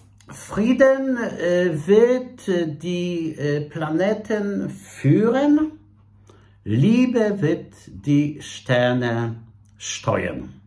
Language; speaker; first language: German; non-native, fluent; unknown